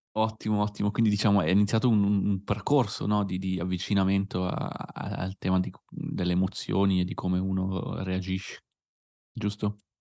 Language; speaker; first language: Italian; native; Italian